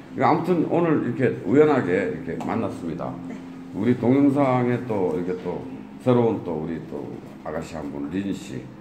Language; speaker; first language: Korean; native; Korean